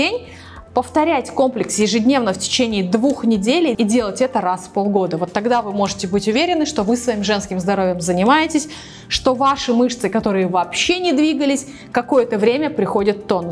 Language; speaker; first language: Russian; native; Russian